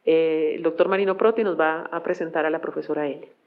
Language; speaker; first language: Spanish; native; Spanish